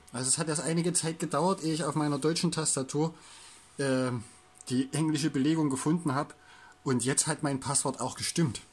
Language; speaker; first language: German; native; German